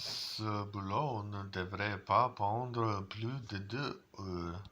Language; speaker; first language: French; non-native, learner; English